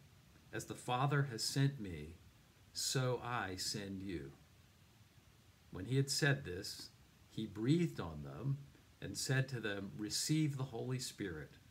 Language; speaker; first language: English; native; English